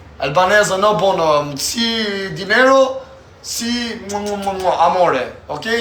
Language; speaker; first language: Italian; non-native, learner; Albanian